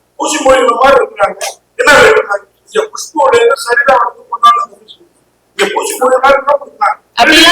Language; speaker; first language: Tamil; native; Tamil